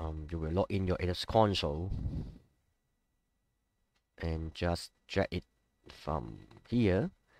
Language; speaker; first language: English; non-native, local second language; Cantonese